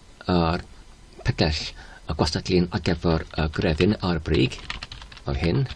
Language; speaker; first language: Welsh; non-native, fluent; English